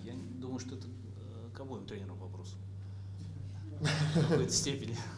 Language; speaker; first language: Russian; native; Russian